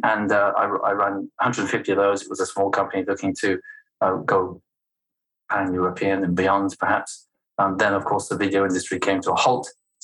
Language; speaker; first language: English; non-native, fluent; French